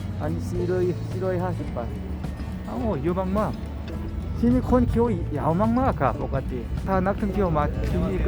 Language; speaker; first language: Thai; non-native, learner; Korean